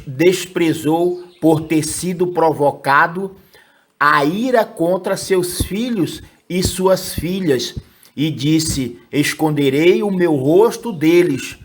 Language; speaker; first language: Portuguese; native; Portuguese